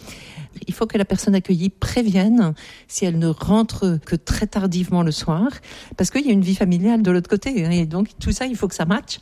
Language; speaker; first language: French; native; French